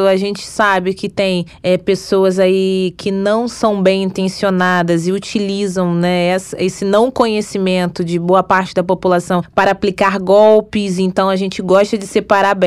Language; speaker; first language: Portuguese; native; Portuguese